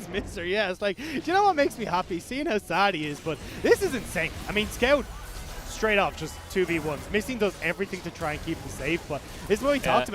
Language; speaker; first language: English; native; English